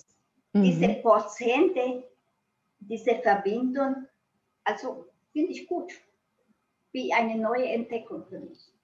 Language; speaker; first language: German; non-native, fluent; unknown